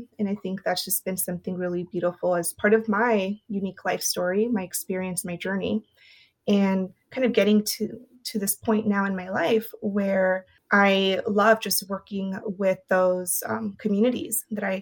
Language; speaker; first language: English; early bilingual, other home language; Spanish